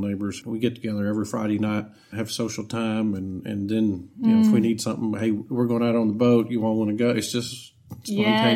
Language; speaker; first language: English; native; English